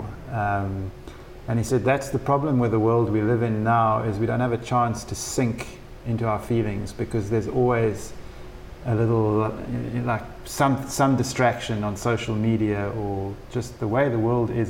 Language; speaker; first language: English; native; English